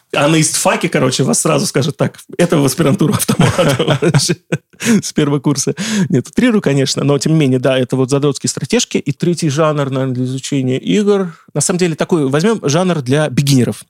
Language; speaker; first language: Russian; native; Russian